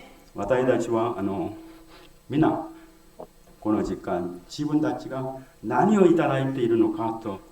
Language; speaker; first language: Japanese; non-native, fluent; Korean